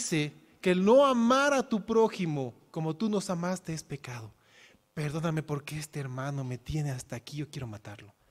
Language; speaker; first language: Spanish; native; Spanish